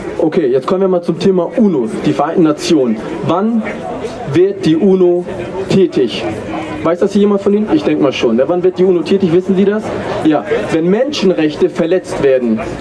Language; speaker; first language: German; early bilingual, other home language; Kurdish